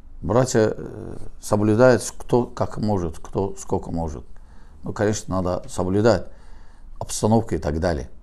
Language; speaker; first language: Russian; non-native, learner; Azerbaijani